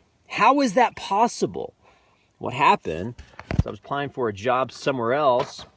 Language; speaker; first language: English; native; English